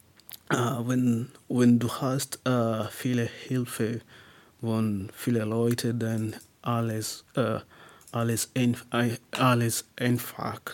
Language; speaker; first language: German; non-native, learner; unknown